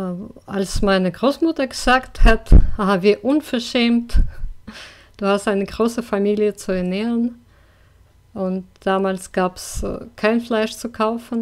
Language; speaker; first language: German; non-native, fluent; Russian